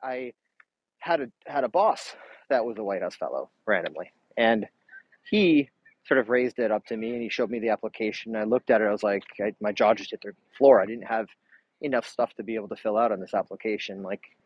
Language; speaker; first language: English; native; English